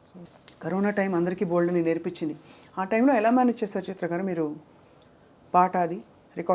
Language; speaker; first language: Telugu; native; Telugu